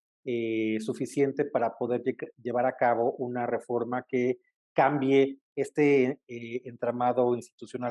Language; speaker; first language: Spanish; native; Spanish